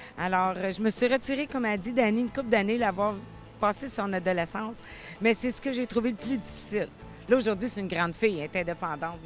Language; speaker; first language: French; native; French